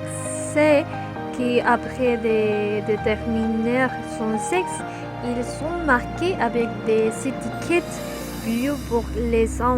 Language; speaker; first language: French; non-native, learner; Spanish